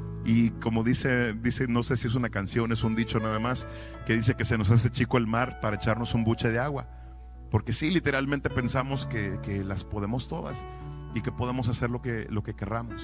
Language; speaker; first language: Spanish; native; Spanish